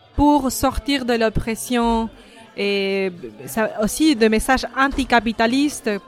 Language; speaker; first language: French; non-native, fluent; Spanish